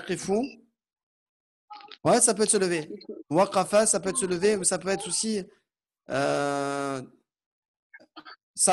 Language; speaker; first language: French; native; French